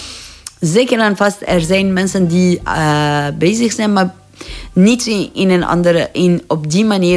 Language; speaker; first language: Dutch; non-native, fluent; Persian